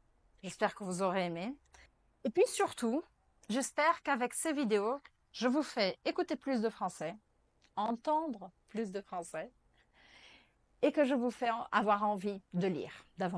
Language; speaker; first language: French; non-native, fluent; Portuguese